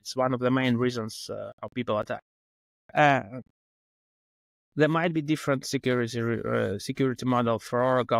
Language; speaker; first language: English; non-native, fluent; Russian